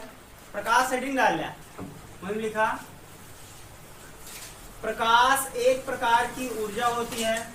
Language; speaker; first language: Hindi; native; Hindi